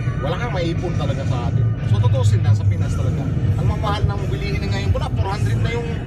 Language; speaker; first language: Filipino; non-native, local second language; Cebuano